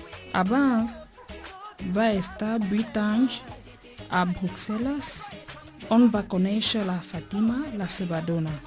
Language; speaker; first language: Catalan; non-native, fluent; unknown